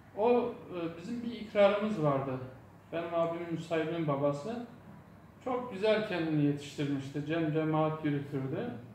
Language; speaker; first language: Turkish; non-native, local second language; Zaza